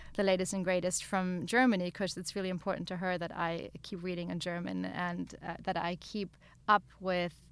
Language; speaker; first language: English; non-native, fluent; German